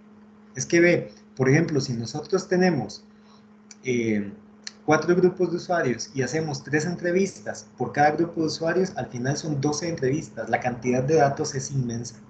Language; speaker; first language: Spanish; native; Spanish